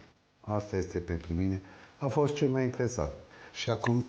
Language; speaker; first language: Romanian; non-native, learner; Swiss German